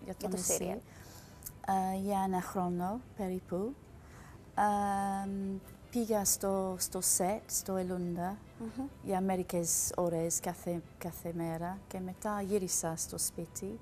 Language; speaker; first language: Greek; non-native, learner; English